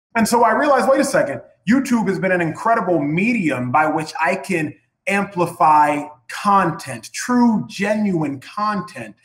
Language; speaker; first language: English; native; English